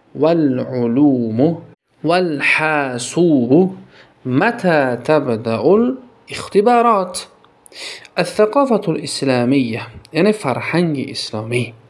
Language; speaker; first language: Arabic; non-native, fluent; Tajik